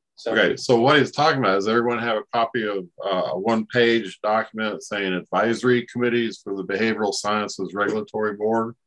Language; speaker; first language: English; native; English